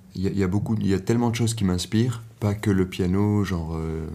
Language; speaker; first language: French; non-native, local second language; Arabic